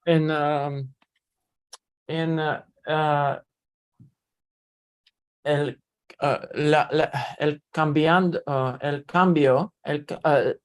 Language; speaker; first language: Spanish; non-native, learner; Russian